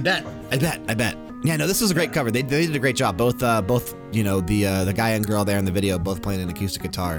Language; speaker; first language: English; native; English